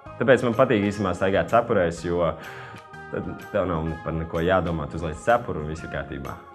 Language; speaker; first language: Latvian; native; Latvian